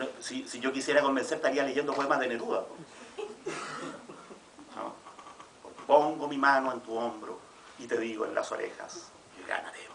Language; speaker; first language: Spanish; native; Spanish